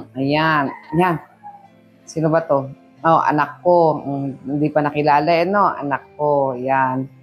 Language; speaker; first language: Filipino; non-native, local second language; Pampanga